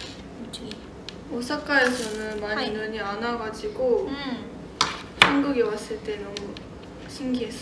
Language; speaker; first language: Korean; non-native, fluent; Japanese